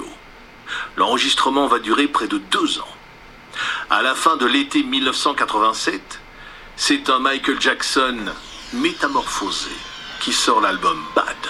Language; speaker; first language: French; native; French